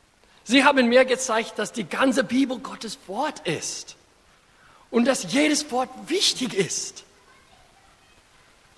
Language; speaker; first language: German; non-native, fluent; English